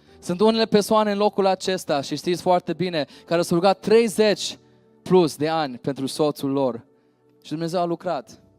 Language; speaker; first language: Romanian; early bilingual, heritage; Romanian